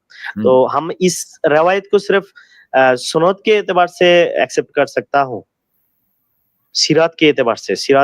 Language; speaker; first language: Hindi; non-native, learner; Bangla